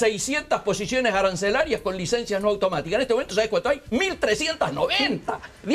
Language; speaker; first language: Spanish; native; Spanish